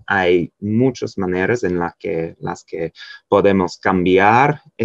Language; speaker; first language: Spanish; non-native, fluent; English